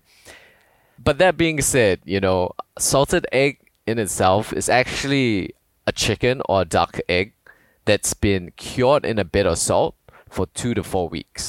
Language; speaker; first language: English; native; English